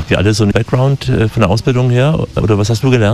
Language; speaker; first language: German; native; German